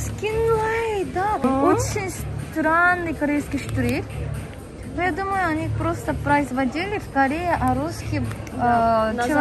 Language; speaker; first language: Russian; non-native, learner; Korean